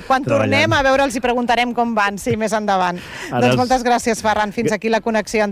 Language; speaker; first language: Catalan; native; Catalan